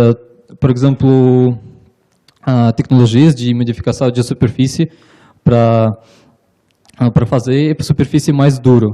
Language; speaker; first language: Portuguese; non-native, learner; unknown